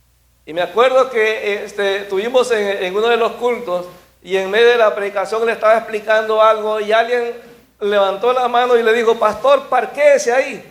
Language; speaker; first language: Spanish; native; Spanish